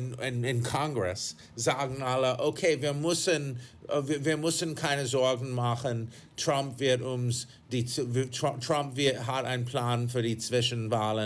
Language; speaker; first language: German; non-native, fluent; English